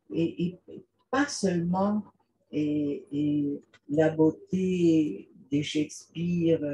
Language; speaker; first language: French; non-native, fluent; Spanish